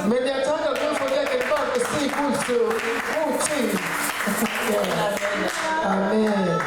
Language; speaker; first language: Danish; non-native, learner; French